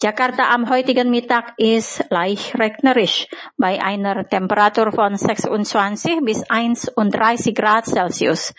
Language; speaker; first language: German; non-native, fluent; Indonesian